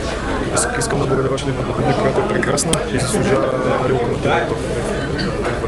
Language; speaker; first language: Bulgarian; native; Bulgarian